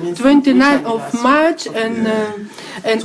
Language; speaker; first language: English; non-native, learner; Russian